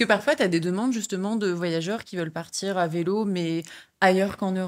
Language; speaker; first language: French; native; French